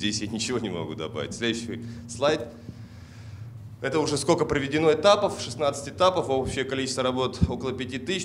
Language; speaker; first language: Russian; native; Russian